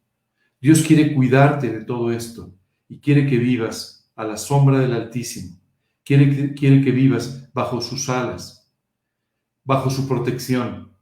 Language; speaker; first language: Spanish; native; Spanish